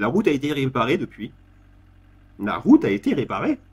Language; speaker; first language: French; native; French